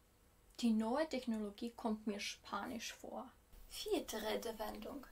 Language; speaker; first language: German; non-native, fluent; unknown